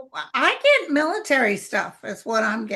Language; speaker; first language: English; native; English